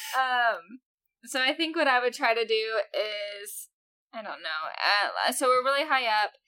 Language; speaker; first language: English; native; English